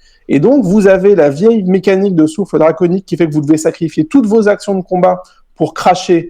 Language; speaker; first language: French; native; French